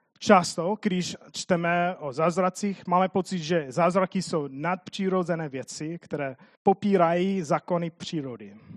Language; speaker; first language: Czech; non-native, fluent; English